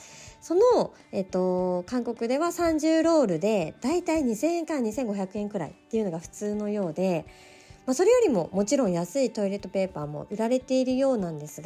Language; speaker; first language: Japanese; native; Japanese